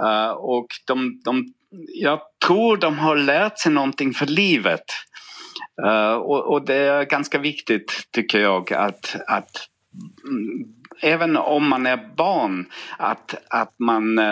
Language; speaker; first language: Swedish; non-native, fluent; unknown